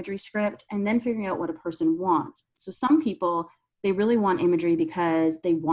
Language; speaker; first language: English; native; English